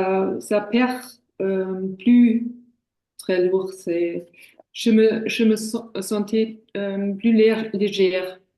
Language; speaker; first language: French; non-native, fluent; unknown